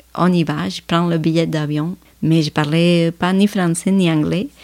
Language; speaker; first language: French; non-native, fluent; Spanish